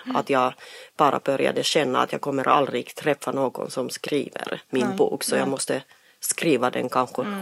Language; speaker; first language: Swedish; non-native, fluent; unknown